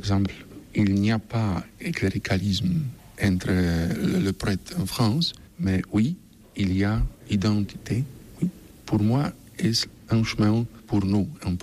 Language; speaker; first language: French; non-native, learner; Polish